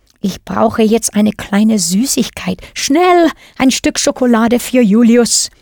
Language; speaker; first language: German; non-native, fluent; English